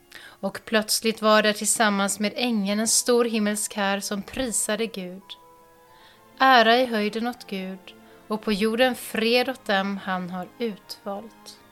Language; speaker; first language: Swedish; native; Swedish